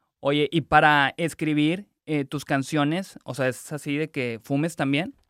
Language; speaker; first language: Spanish; native; Spanish